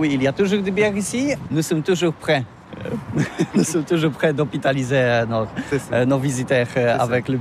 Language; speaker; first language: French; non-native, learner; Polish